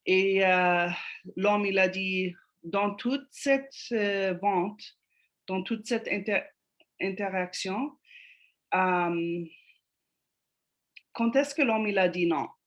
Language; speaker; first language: French; non-native, fluent; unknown